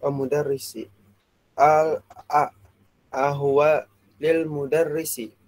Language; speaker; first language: Arabic; non-native, learner; Indonesian